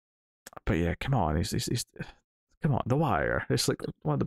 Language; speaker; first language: English; native; English